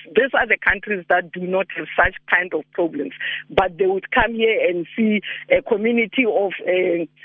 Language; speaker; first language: English; non-native, local second language; Northern Sotho